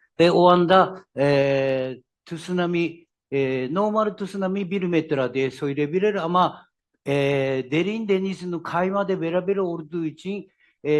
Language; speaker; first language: Turkish; non-native, learner; Japanese